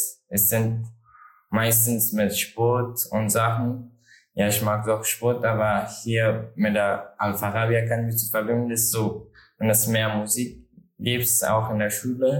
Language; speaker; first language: German; non-native, learner; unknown